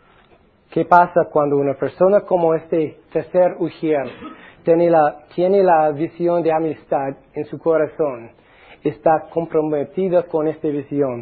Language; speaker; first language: Spanish; non-native, fluent; English